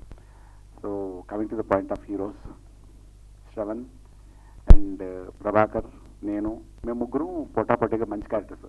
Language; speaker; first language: Telugu; native; Telugu